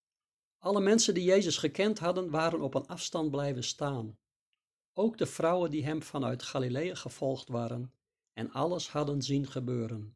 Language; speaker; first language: Dutch; native; Dutch